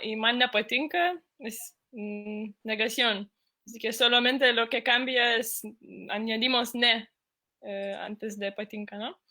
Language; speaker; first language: Spanish; non-native, fluent; Lithuanian